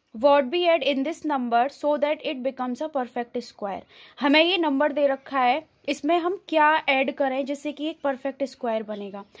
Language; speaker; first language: Hindi; native; Hindi